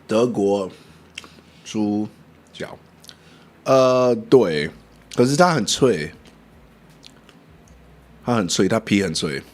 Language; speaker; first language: Chinese; non-native, learner; English